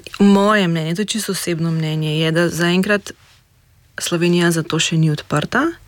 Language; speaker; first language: Slovenian; native; Slovenian